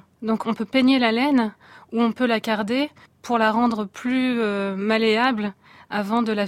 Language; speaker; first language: French; native; French